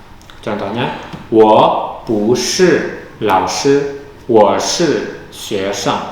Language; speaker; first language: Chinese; non-native, fluent; Indonesian